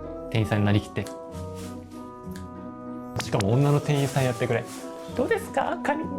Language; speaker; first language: Japanese; native; Japanese